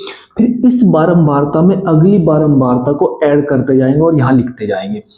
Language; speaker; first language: Hindi; native; Hindi